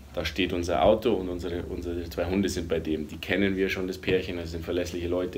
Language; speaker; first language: German; native; German